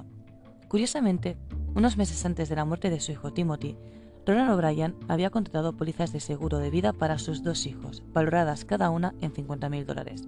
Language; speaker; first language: Spanish; native; Spanish